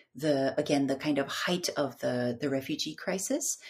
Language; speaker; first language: English; non-native, fluent; Turkish